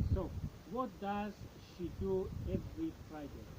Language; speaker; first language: English; non-native, fluent; Tajik